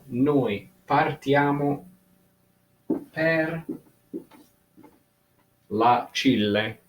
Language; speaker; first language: Italian; non-native, fluent; English